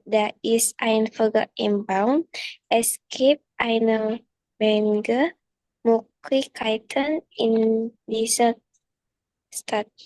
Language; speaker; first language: German; non-native, learner; Indonesian